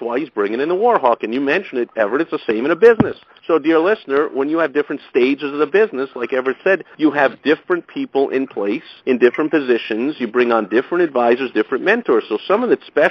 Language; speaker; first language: English; native; English